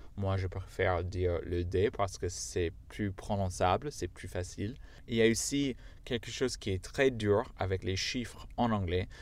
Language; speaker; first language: French; non-native, fluent; English